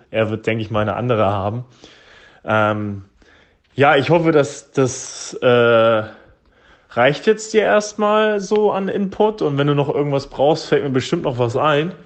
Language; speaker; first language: German; native; German